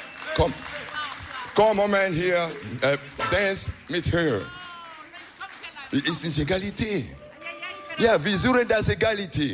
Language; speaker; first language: English; non-native, learner; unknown